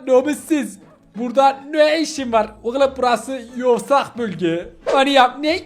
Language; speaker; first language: Turkish; native; Turkish